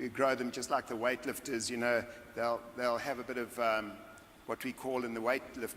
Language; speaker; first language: English; native; English